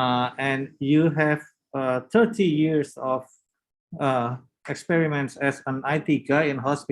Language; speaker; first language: English; non-native, learner; Indonesian